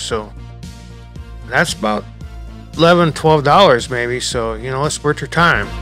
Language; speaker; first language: English; native; English